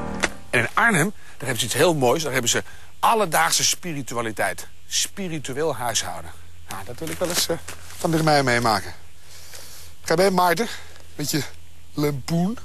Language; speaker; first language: Dutch; native; Dutch